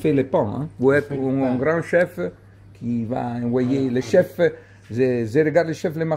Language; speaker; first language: French; non-native, learner; Italian